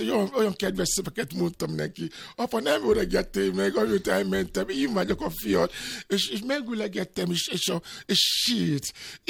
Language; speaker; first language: Hungarian; non-native, learner; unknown